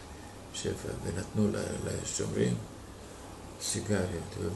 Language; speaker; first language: Hebrew; non-native, fluent; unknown